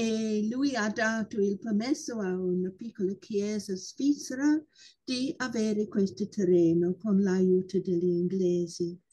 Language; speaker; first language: Italian; non-native, fluent; English